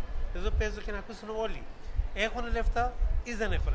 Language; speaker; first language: Greek; non-native, learner; Persian